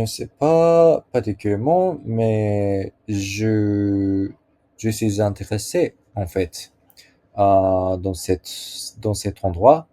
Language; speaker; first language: French; non-native, learner; Japanese